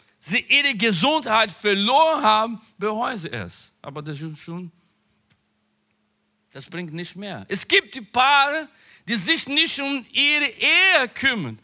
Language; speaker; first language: German; non-native, learner; Portuguese